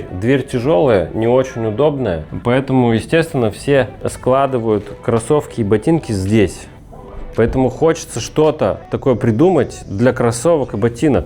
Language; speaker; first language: Russian; native; Russian